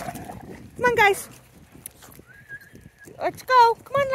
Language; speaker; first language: English; native; English